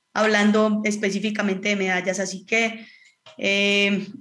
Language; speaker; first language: Spanish; native; Spanish